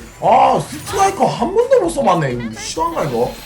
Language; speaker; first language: Korean; native; Korean